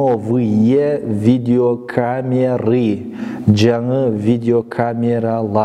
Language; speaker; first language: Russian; non-native, local second language; Kyrgyz